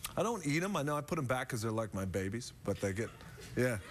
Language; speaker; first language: English; native; English